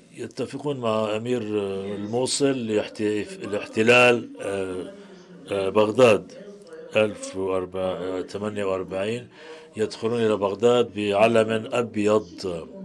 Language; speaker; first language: Arabic; non-native, fluent; Turkish